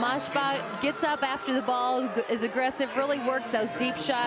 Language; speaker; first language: English; native; English